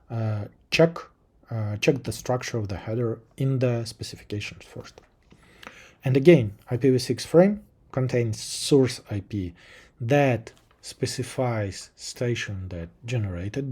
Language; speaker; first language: English; non-native, fluent; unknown